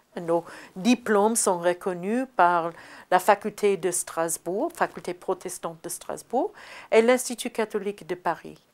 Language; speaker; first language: French; non-native, fluent; English